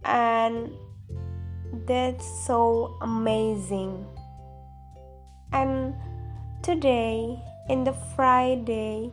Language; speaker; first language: English; non-native, learner; Indonesian